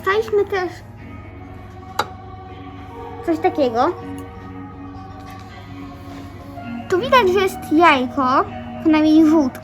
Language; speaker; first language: Polish; early bilingual, heritage; Polish